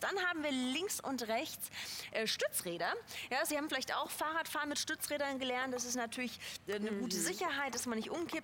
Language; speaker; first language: German; native; German